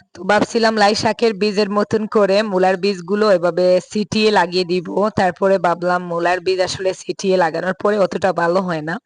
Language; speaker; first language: Bangla; native; Bangla